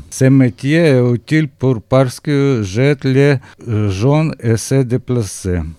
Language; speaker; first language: French; non-native, learner; Ukrainian